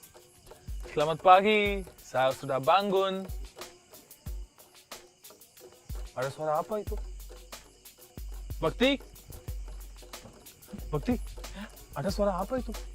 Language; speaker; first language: Indonesian; non-native, learner; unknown